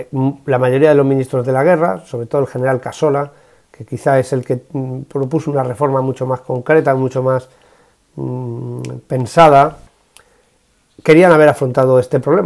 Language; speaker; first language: Spanish; native; Spanish